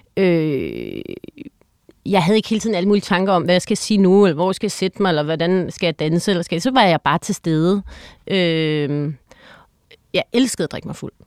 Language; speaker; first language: Danish; native; Danish